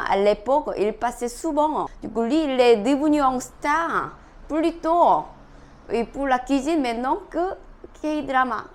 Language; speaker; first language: French; non-native, fluent; Korean